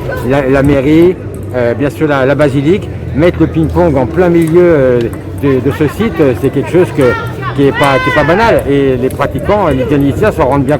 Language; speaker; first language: French; native; French